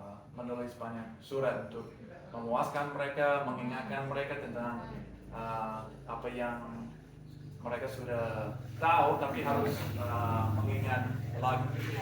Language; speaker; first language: Indonesian; non-native, learner; English